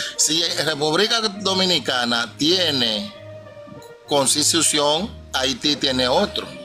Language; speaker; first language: Spanish; non-native, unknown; Haitian Creole